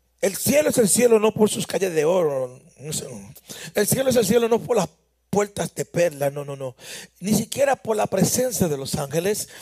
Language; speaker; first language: Spanish; native; Spanish